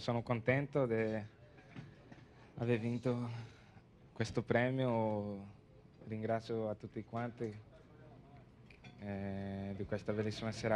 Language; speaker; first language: Italian; non-native, fluent; Portuguese